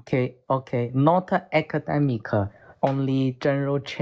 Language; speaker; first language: English; non-native, learner; Korean